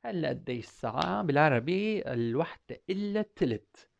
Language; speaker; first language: Arabic; non-native, fluent; Turkish